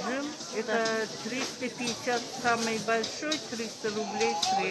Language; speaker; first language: Russian; non-native, learner; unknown